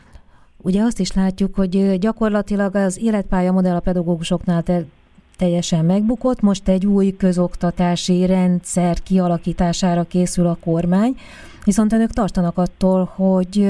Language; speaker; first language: Hungarian; native; Hungarian